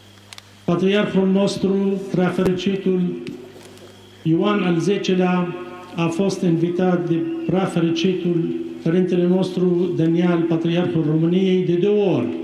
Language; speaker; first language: Romanian; non-native, fluent; Arabic